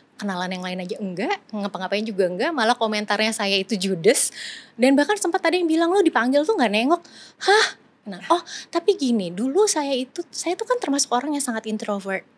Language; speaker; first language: Indonesian; native; Indonesian